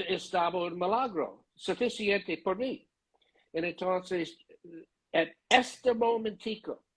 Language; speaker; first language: Spanish; non-native, learner; English